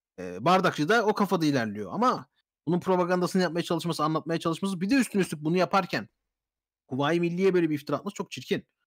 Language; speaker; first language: Turkish; early bilingual, heritage; Turkish